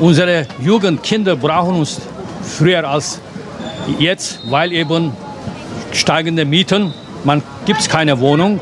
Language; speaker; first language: German; non-native, fluent; Turkish